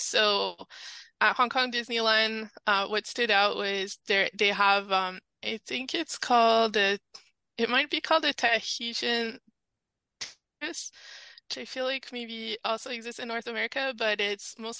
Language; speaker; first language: English; non-native, fluent; French